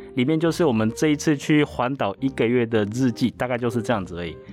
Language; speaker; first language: Chinese; non-native, fluent; Japanese